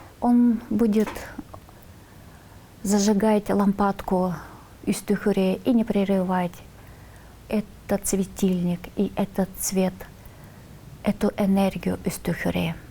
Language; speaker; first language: Russian; non-native, local second language; Tuvinian